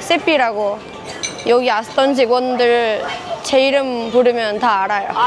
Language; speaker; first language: Korean; non-native, fluent; Indonesian